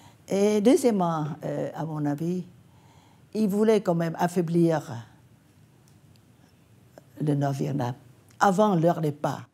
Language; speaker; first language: French; non-native, fluent; Vietnamese